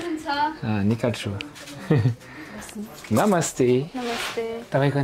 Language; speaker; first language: Nepali; non-native, learner; French